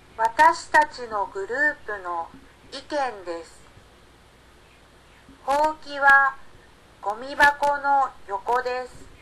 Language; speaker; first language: Japanese; non-native, learner; Indonesian